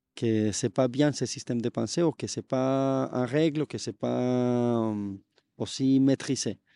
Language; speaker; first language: French; non-native, fluent; Spanish